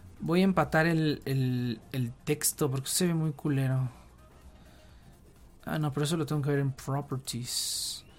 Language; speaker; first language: Spanish; native; Spanish